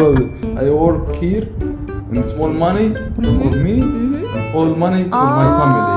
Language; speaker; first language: English; non-native, learner; Arabic